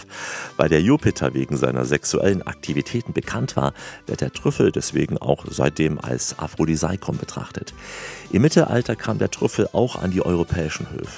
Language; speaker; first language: German; native; German